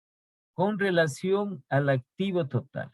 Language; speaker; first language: Spanish; native; Spanish